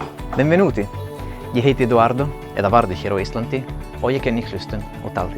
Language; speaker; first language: Icelandic; non-native, fluent; Italian